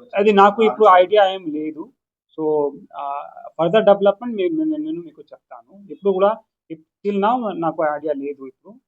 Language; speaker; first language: Telugu; non-native, local second language; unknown